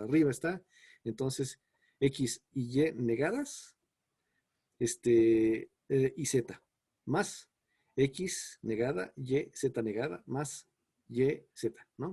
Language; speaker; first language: Spanish; native; Spanish